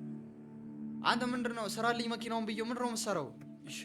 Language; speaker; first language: Amharic; native; Amharic